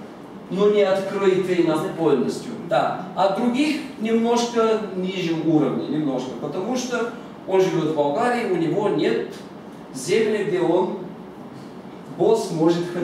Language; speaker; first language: Russian; non-native, fluent; Bulgarian